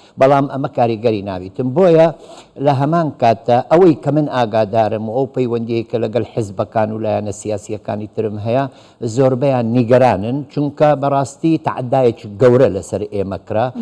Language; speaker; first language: Central Kurdish; non-native, local second language; Syriac